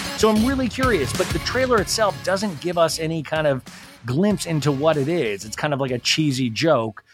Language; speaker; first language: English; native; English